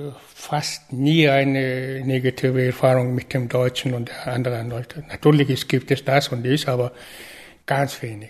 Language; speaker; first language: German; non-native, learner; Mongolian